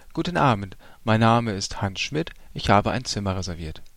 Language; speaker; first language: German; native; German